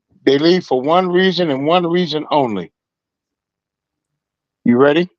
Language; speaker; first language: English; native; English